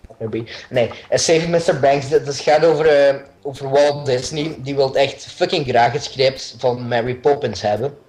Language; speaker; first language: Dutch; native; Dutch